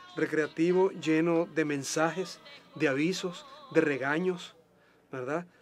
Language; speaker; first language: Spanish; native; Spanish